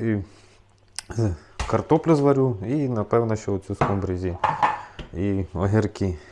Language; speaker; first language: Ukrainian; native; Ukrainian